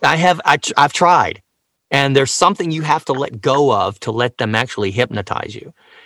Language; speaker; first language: English; native; English